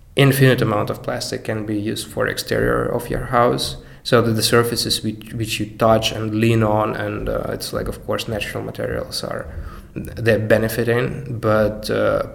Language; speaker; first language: English; non-native, fluent; Ukrainian